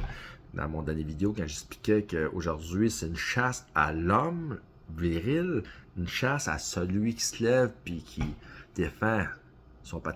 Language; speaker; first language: French; native; French